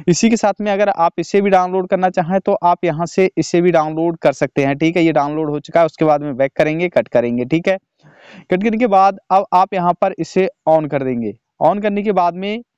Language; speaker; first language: Hindi; native; Hindi